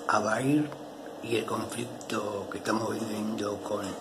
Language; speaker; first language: Spanish; native; Spanish